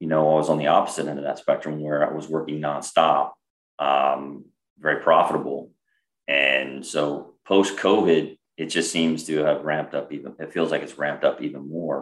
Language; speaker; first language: English; native; English